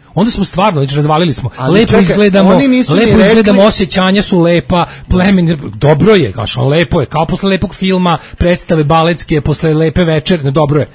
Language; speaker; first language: Serbian; native; Serbian